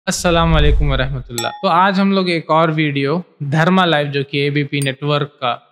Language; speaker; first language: Hindi; native; Hindi